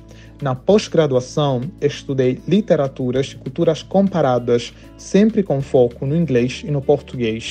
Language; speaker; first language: Portuguese; non-native, fluent; Italian